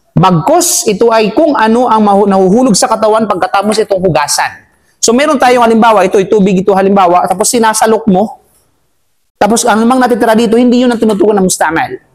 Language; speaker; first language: Filipino; native; Filipino